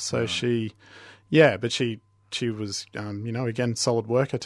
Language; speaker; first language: English; native; English